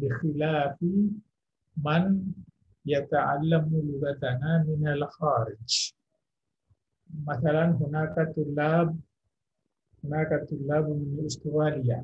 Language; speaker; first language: Arabic; non-native, fluent; Indonesian